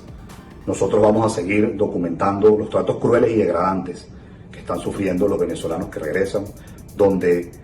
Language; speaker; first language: Spanish; native; Spanish